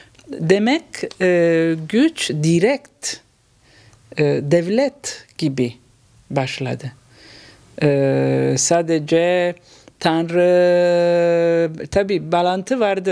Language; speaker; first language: Turkish; non-native, learner; Italian